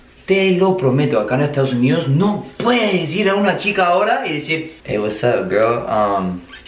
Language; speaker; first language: Spanish; non-native, fluent; English